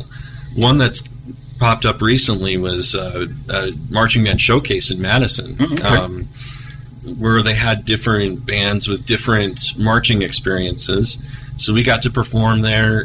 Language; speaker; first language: English; native; English